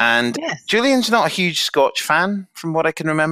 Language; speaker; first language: English; native; English